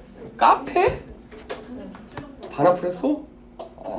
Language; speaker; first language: Korean; native; Korean